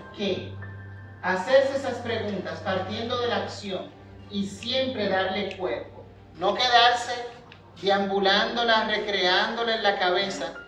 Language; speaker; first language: Spanish; native; Spanish